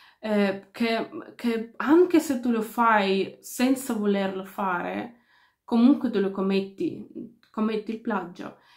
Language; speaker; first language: Italian; non-native, fluent; Ukrainian